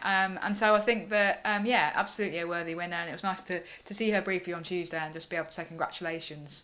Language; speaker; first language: English; native; English